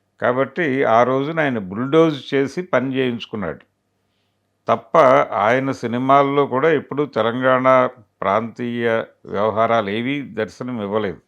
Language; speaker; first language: Telugu; native; Telugu